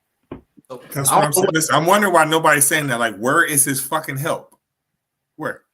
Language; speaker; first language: English; native; English